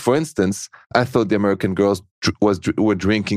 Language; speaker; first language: English; non-native, fluent; French